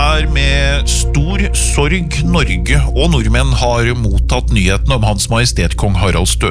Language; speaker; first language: Norwegian; native; Norwegian